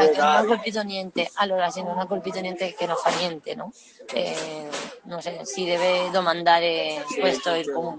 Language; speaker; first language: Italian; non-native, learner; Spanish